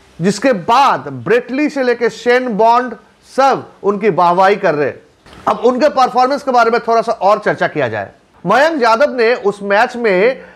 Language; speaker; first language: Hindi; non-native, local second language; Bangla